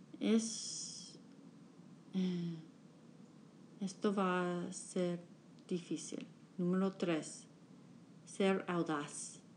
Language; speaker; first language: Spanish; non-native, learner; English